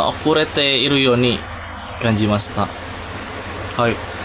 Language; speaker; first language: Japanese; non-native, learner; Indonesian